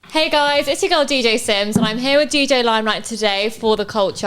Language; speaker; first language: English; native; English